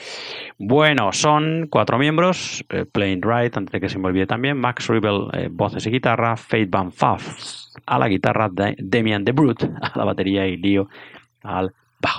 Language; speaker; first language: Spanish; native; Spanish